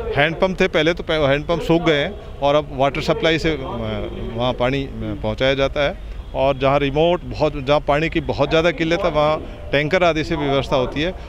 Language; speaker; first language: Hindi; native; Hindi